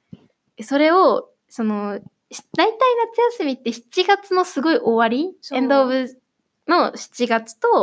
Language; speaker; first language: Japanese; native; Japanese